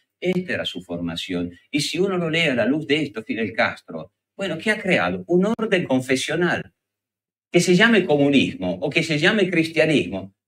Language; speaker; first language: Spanish; non-native, fluent; Italian